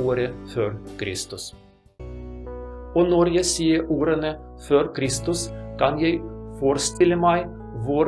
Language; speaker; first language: Norwegian; non-native, learner; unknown